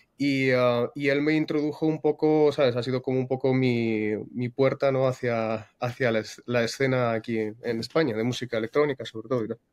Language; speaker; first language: Spanish; non-native, fluent; Russian